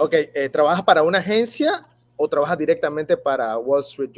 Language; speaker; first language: Spanish; native; Spanish